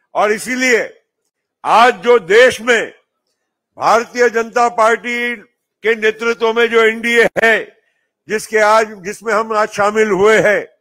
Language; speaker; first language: Hindi; non-native, local second language; Marathi